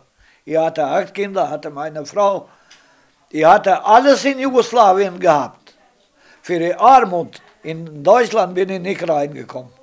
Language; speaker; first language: German; non-native, learner; Romany